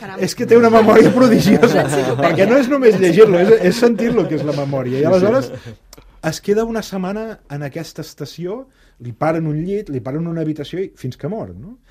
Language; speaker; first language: Catalan; native; Catalan